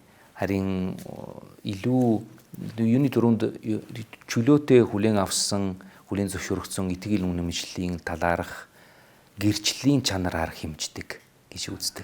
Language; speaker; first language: Mongolian; non-native, fluent; Italian